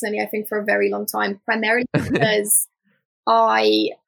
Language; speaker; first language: English; early bilingual, other home language; Romanian